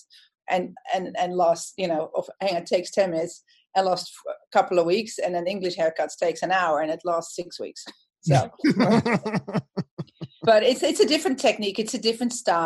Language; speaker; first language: English; non-native, fluent; Dutch